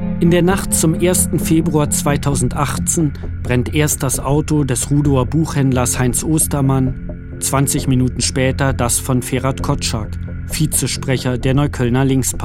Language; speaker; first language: German; native; German